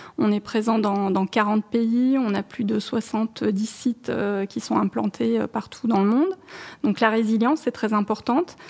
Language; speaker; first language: French; early bilingual, other home language; Arabic